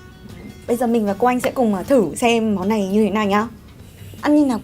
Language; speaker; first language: Vietnamese; native; Vietnamese